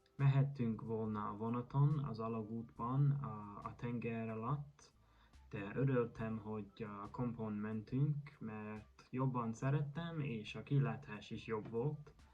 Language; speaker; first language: Hungarian; non-native, learner; English